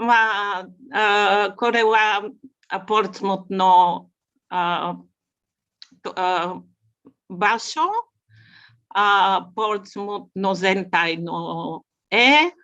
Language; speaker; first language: Japanese; non-native, learner; Bulgarian